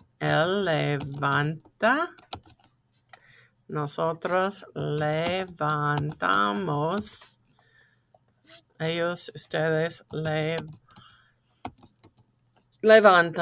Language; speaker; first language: Spanish; non-native, fluent; English